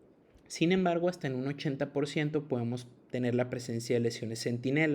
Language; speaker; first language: Spanish; native; Spanish